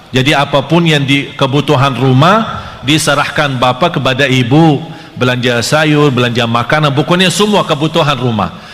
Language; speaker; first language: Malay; non-native, fluent; Arabic